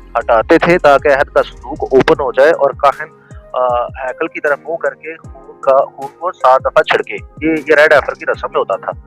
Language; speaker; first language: Urdu; non-native, local second language; Punjabi